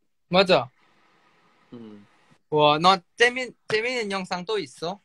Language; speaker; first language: Korean; non-native, fluent; Thai